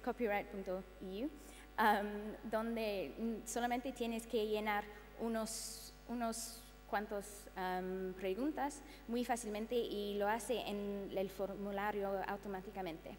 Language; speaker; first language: Spanish; non-native, fluent; English